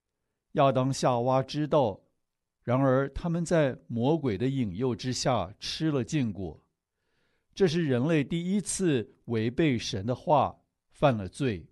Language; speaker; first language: Chinese; native; Chinese